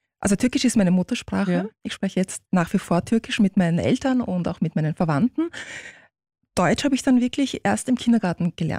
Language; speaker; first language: German; early bilingual, other home language; Turkish